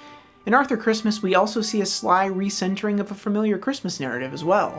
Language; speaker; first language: English; native; English